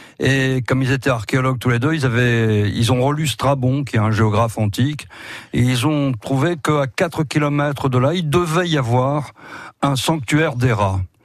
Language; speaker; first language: French; native; French